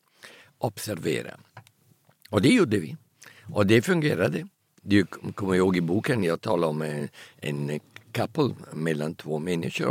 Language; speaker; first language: Swedish; early bilingual, heritage; Italian